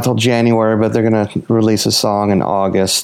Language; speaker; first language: English; native; English